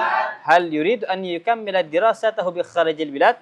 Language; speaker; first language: Arabic; non-native, fluent; Indonesian